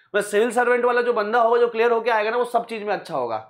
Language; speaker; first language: Hindi; native; Hindi